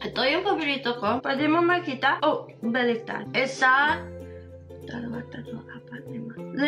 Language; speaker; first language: Filipino; non-native, learner; English